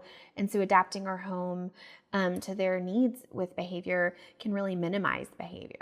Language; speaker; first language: English; native; English